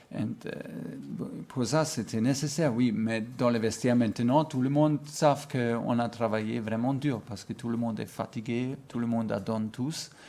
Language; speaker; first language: French; non-native, fluent; German